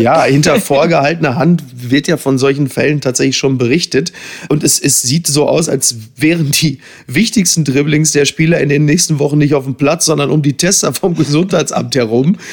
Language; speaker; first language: German; native; German